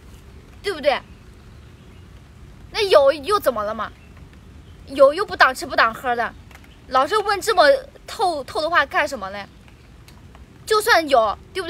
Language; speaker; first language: Chinese; native; Chinese